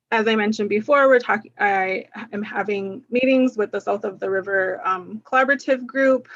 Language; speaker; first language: English; early bilingual, other home language; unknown